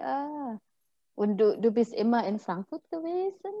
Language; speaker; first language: German; non-native, fluent; Indonesian